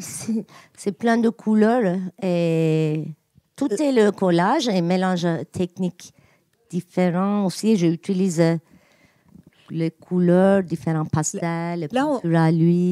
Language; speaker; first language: French; non-native, learner; Turkish